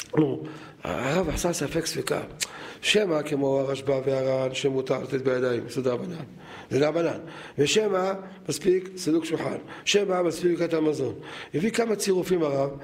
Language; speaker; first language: Hebrew; native; Hebrew